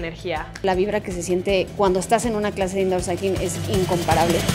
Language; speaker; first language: Spanish; native; Spanish